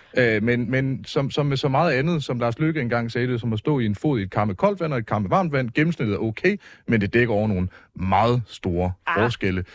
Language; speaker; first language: Danish; native; Danish